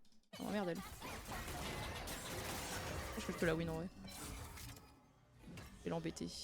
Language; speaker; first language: French; native; French